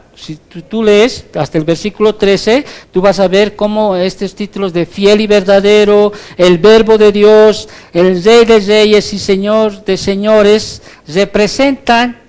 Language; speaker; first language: Spanish; native; Spanish